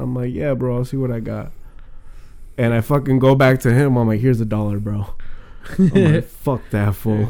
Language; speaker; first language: English; early bilingual, other home language; Spanish